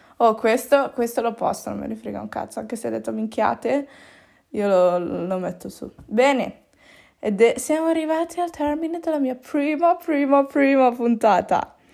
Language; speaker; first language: Italian; native; Italian